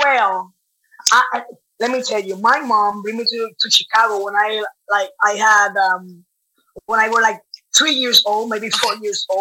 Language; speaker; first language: English; non-native, learner; Spanish